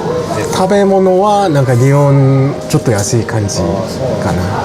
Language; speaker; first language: Japanese; non-native, learner; Korean